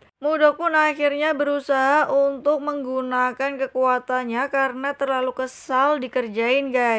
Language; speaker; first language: Indonesian; native; Indonesian